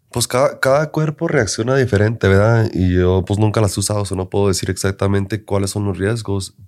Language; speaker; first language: Spanish; early bilingual, heritage; Spanish